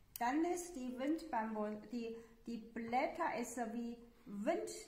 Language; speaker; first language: German; non-native, learner; Chinese